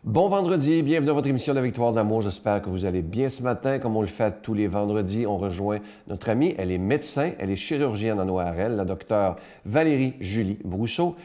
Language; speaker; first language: French; native; French